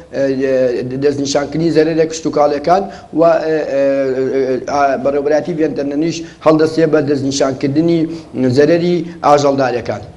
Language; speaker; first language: Central Kurdish; native; Central Kurdish